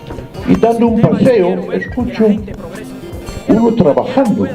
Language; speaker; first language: Spanish; non-native, fluent; Dutch